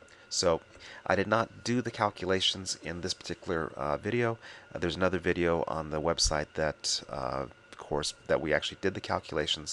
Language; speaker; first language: English; native; English